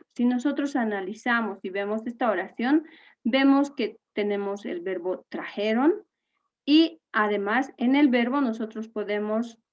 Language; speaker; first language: Spanish; native; Spanish